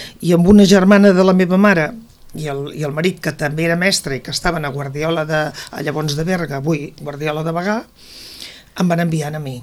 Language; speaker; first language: Catalan; native; Catalan